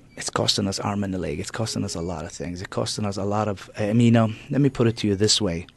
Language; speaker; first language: English; non-native, fluent; Arabic